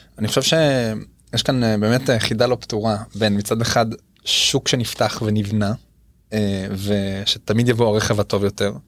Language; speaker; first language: Hebrew; native; Hebrew